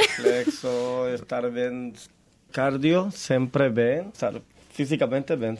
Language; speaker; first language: Portuguese; non-native, learner; Spanish